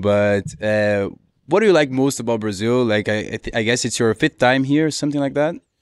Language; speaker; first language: English; non-native, fluent; Portuguese